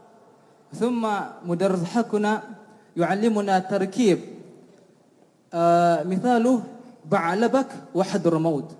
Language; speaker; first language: Arabic; non-native, learner; Indonesian